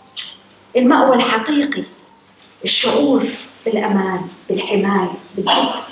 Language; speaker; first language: Arabic; native; Arabic